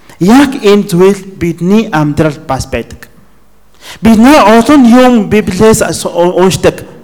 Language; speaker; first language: Mongolian; non-native, fluent; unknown